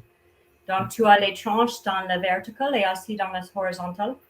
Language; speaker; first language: French; non-native, fluent; English